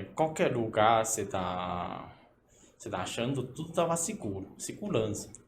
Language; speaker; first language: Portuguese; non-native, learner; Cantonese